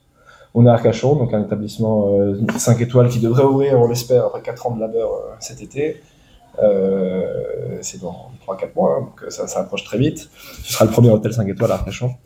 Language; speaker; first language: French; native; French